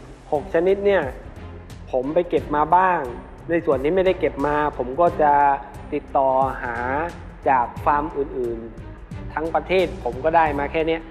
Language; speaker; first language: Thai; native; Thai